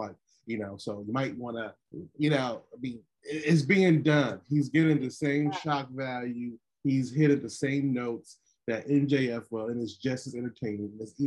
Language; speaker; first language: English; native; English